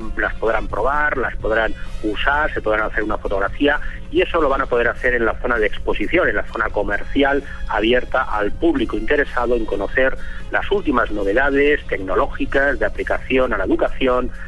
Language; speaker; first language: Spanish; native; Spanish